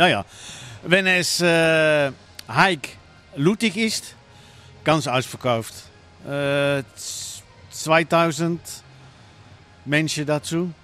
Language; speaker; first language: German; non-native, learner; Dutch